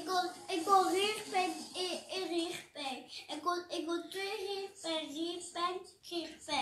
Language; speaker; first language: Dutch; non-native, learner; French